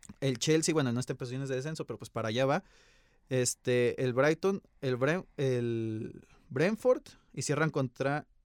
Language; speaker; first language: Spanish; native; Spanish